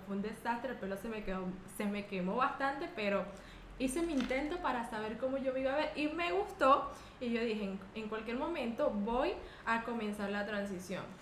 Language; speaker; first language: Spanish; native; Spanish